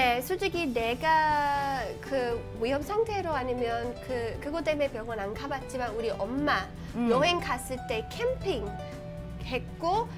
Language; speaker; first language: Korean; non-native, learner; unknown